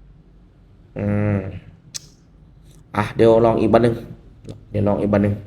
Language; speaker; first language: Thai; non-native, local second language; Northeastern Thai